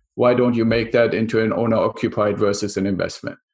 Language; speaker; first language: English; non-native, fluent; German